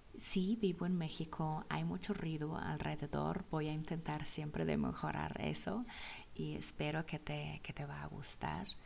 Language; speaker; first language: Spanish; non-native, fluent; German